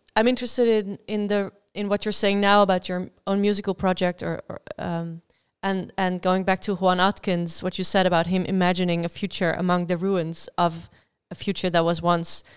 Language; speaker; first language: English; non-native, fluent; Dutch